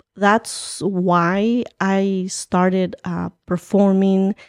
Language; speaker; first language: English; early bilingual, other home language; Spanish